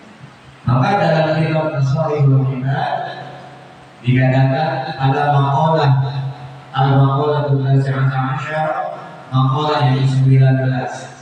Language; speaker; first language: Indonesian; native; Indonesian